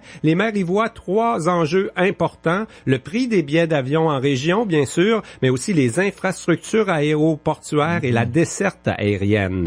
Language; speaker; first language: French; native; French